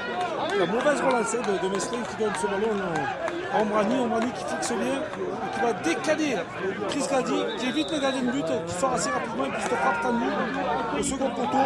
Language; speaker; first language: French; native; French